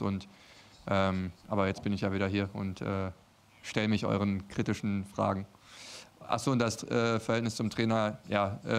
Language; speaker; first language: German; native; German